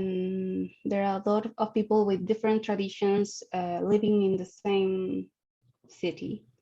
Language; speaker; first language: English; non-native, learner; Spanish